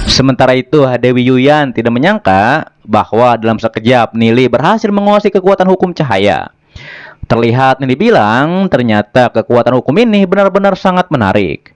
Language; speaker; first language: Indonesian; native; Indonesian